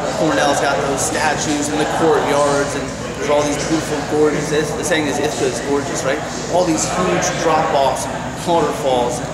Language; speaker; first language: English; native; English